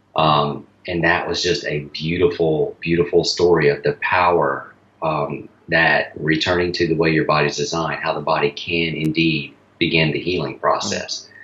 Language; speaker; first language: English; native; English